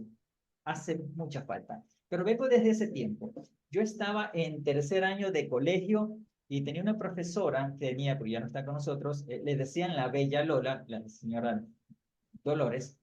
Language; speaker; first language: Spanish; native; Spanish